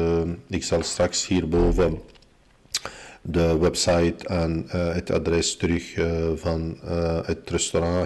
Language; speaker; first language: Dutch; non-native, fluent; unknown